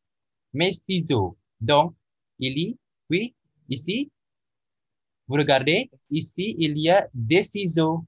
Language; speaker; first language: French; non-native, learner; Indonesian